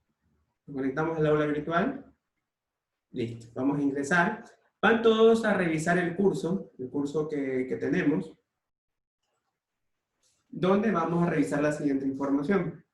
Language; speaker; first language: Spanish; native; Spanish